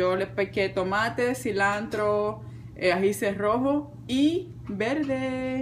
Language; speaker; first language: Spanish; native; Spanish